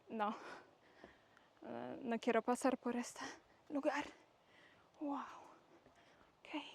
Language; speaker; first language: Spanish; non-native, learner; Polish